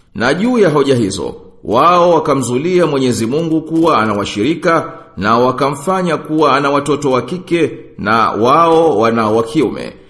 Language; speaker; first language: Swahili; native; Swahili